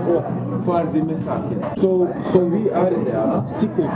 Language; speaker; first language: Norwegian; non-native, learner; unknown